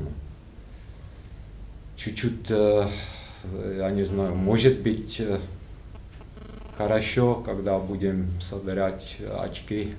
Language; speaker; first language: Russian; non-native, fluent; Czech